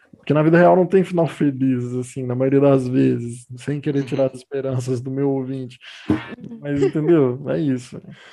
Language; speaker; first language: Portuguese; native; Portuguese